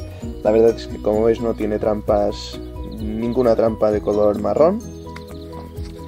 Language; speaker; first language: Spanish; native; Spanish